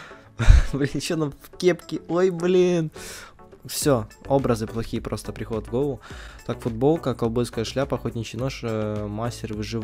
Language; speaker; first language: Russian; native; Russian